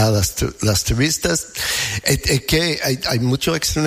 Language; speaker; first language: Spanish; non-native, learner; English